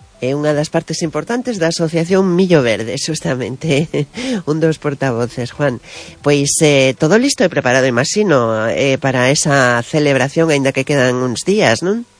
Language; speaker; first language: Galician; non-native, local second language; Spanish